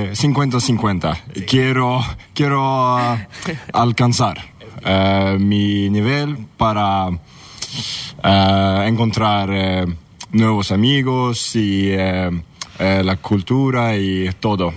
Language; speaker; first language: Spanish; non-native, learner; Swedish